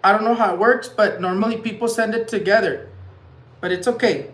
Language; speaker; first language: English; early bilingual, other home language; Spanish